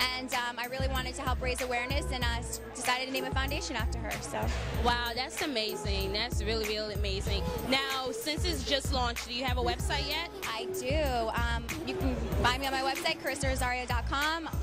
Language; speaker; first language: English; native; English